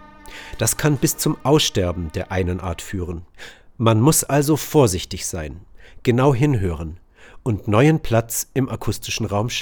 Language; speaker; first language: German; native; German